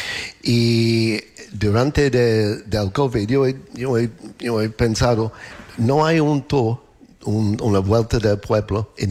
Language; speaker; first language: Spanish; non-native, learner; English